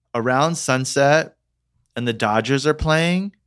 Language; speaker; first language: English; native; English